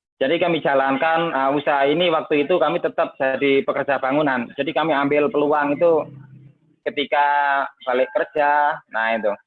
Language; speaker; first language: Indonesian; native; Indonesian